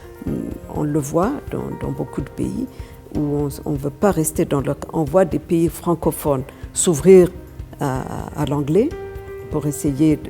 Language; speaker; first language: French; non-native, fluent; Amharic